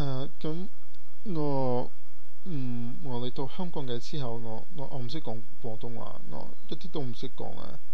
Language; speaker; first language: Cantonese; non-native, learner; Portuguese